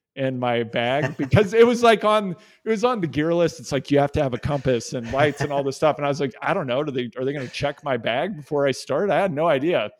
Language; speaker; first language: English; native; English